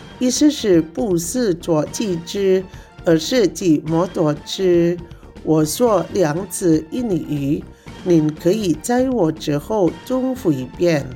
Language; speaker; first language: Chinese; non-native, fluent; Indonesian